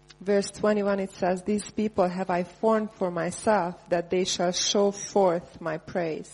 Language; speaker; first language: English; non-native, fluent; Hungarian